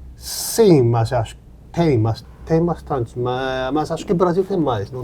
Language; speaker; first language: Portuguese; non-native, learner; Japanese